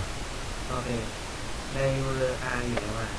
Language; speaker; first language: Thai; native; Thai